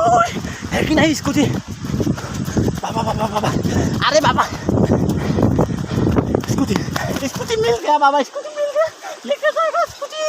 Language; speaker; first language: Hindi; non-native, local second language; Bodo